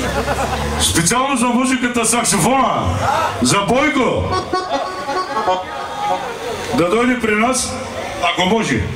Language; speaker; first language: Bulgarian; non-native, local second language; Turkish